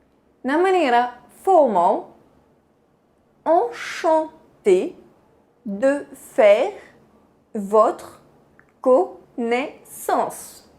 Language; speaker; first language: French; non-native, fluent; Portuguese